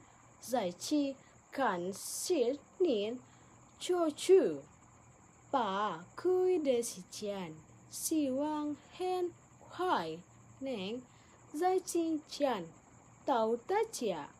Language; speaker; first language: Chinese; non-native, learner; Indonesian